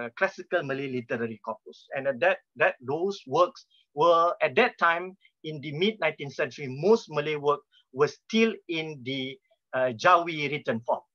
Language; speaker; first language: English; non-native, local second language; Malay